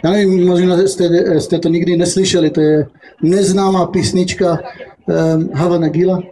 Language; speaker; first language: Czech; non-native, fluent; Hebrew